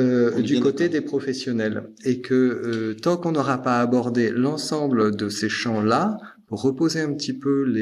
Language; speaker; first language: French; native; French